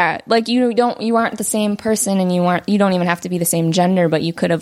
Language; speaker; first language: English; early bilingual, other home language; Vietnamese